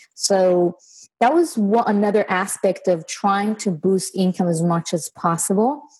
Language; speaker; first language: English; non-native, fluent; Hebrew